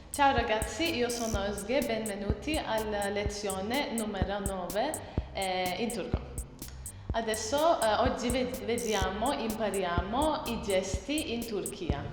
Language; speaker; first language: Italian; non-native, learner; Turkish